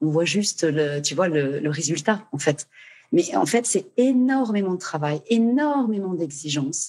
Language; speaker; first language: French; native; French